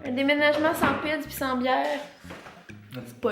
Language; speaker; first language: French; native; French